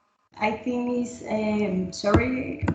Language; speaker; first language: English; non-native, learner; Spanish